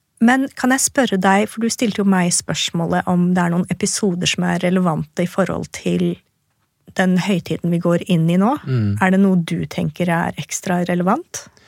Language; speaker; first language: Norwegian; early bilingual, other home language; Persian